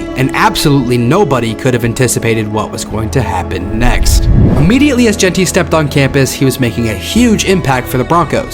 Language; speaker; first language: English; native; English